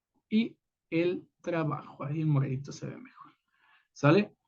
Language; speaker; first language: Spanish; native; Spanish